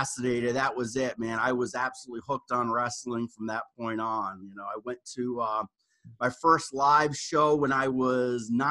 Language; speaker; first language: English; native; English